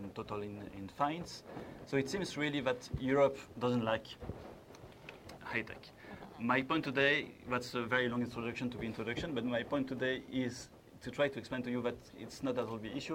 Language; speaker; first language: English; non-native, fluent; French